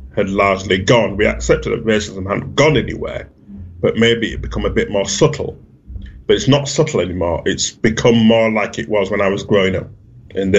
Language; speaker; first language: English; native; English